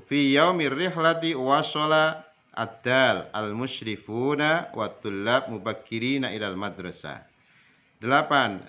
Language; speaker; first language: Arabic; non-native, fluent; Indonesian